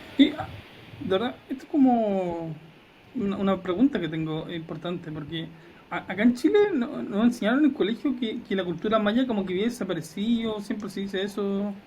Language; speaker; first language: Spanish; native; Spanish